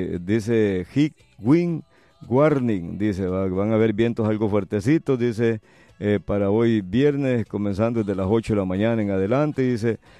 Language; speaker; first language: Spanish; native; Spanish